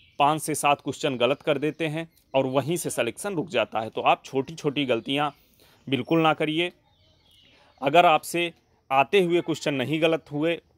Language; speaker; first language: Hindi; native; Hindi